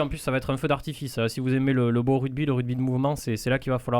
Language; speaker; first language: French; native; French